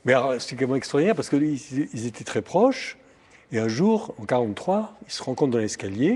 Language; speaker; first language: French; native; French